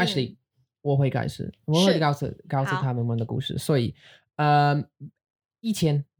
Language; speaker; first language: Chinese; non-native, learner; English